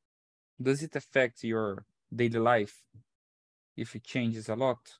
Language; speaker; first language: English; non-native, fluent; Portuguese